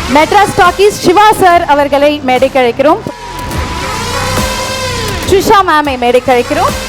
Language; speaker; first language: Tamil; native; Tamil